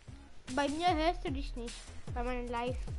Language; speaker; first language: German; early bilingual, other home language; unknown